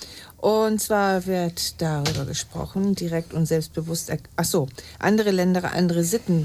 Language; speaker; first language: German; native; German